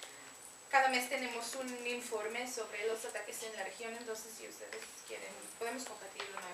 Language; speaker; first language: Spanish; non-native, fluent; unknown